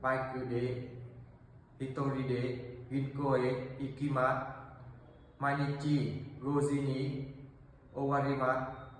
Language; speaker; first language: Japanese; non-native, learner; Vietnamese